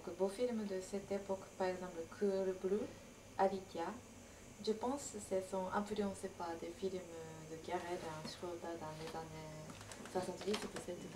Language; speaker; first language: French; non-native, learner; Japanese